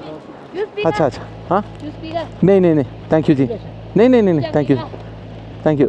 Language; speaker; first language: Hindi; non-native, local second language; Malayalam